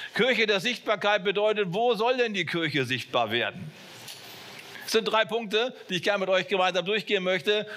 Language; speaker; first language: German; native; German